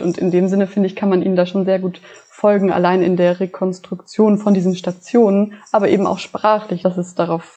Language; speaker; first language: German; native; German